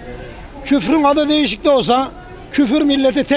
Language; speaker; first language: Turkish; native; Turkish